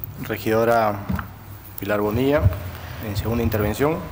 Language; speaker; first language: Spanish; native; Spanish